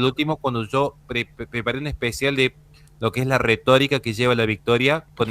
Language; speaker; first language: Spanish; native; Spanish